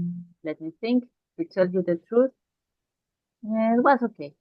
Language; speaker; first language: English; non-native, fluent; Spanish